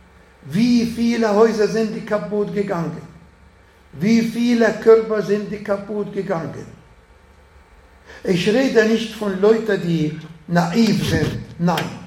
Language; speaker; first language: German; non-native, learner; Arabic